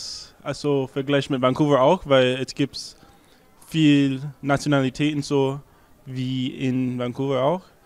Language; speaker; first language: German; non-native, learner; English